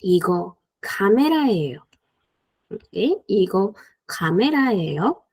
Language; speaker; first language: Korean; non-native, fluent; Spanish